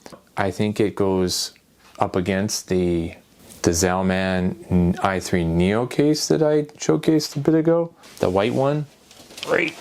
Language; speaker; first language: English; native; English